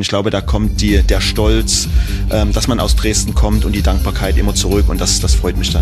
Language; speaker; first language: German; native; German